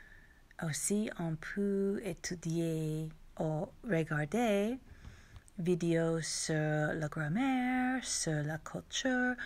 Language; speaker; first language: French; non-native, learner; English